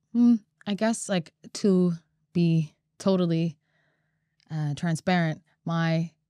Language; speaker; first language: English; non-native, fluent; Latvian